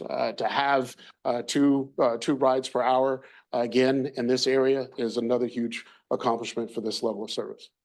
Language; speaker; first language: English; native; English